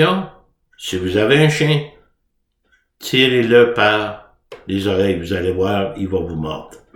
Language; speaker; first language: French; native; French